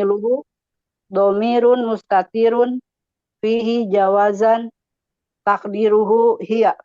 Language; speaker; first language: Arabic; non-native, learner; Indonesian